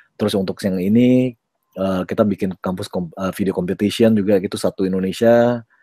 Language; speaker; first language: Indonesian; native; Indonesian